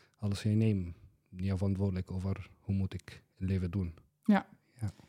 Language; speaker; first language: Dutch; non-native, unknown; Arabic